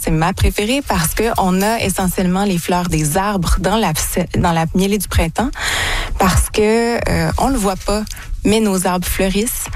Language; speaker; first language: French; native; French